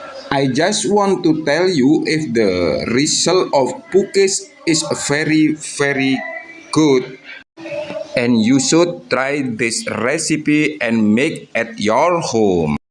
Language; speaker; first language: English; non-native, learner; Indonesian